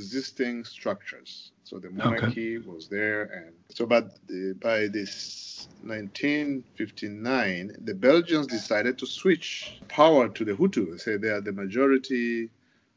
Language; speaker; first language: English; non-native, local second language; Kinyarwanda